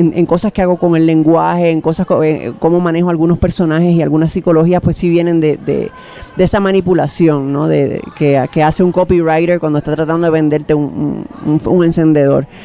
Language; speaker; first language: Spanish; native; Spanish